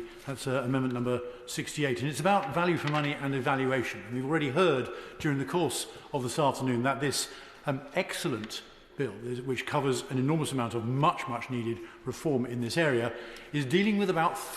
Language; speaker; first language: English; native; English